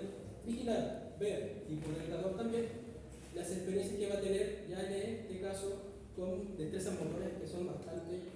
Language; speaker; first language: Spanish; native; Spanish